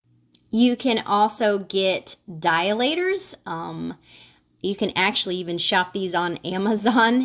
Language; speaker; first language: English; native; English